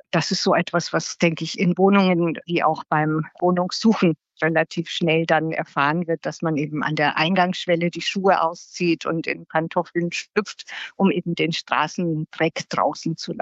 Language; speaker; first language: German; native; German